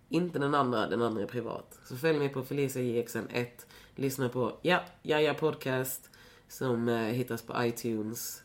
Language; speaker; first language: Swedish; native; Swedish